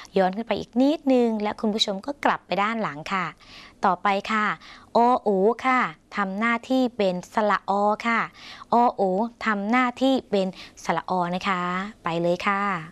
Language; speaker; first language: Thai; native; Thai